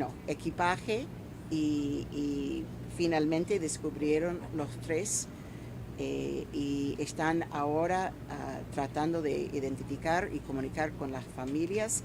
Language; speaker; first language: Spanish; non-native, fluent; English